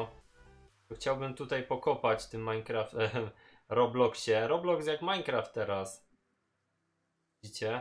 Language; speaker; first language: Polish; native; Polish